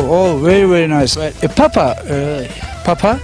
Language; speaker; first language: English; non-native, learner; Turkish